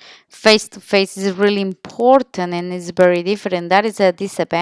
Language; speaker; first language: English; non-native, learner; Spanish